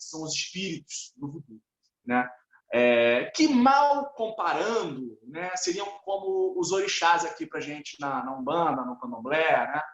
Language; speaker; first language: Portuguese; native; Portuguese